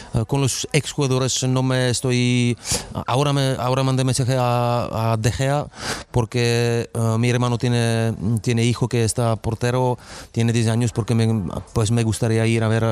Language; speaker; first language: Spanish; non-native, fluent; Czech